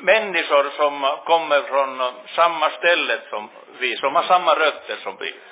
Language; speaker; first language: Swedish; non-native, local second language; Finnish